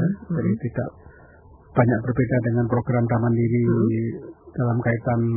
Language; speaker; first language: Indonesian; native; Indonesian